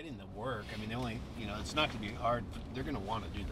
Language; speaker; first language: English; native; English